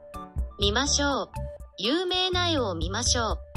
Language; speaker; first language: Japanese; non-native, learner; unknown